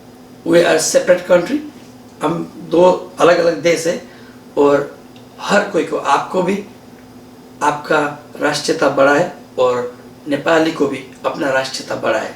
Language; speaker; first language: Hindi; non-native, learner; Nepali